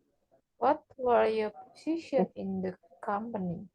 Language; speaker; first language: English; non-native, learner; Indonesian